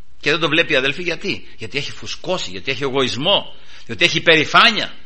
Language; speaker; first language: Greek; native; Greek